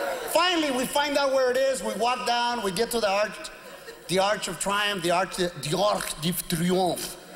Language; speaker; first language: English; early bilingual, other home language; Spanish